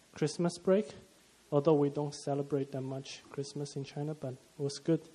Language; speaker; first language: English; non-native, fluent; Chinese